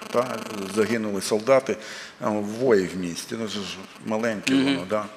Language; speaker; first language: Ukrainian; non-native, local second language; Russian